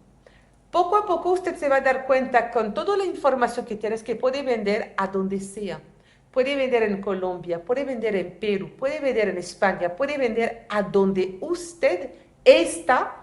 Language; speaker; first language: Spanish; native; Spanish